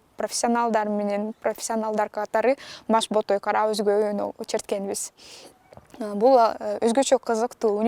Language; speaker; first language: Kyrgyz; non-native, local second language; Russian